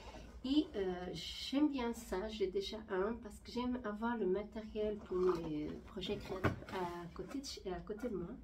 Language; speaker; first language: French; non-native, fluent; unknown